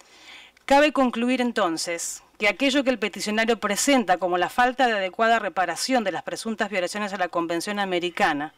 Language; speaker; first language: Spanish; native; Spanish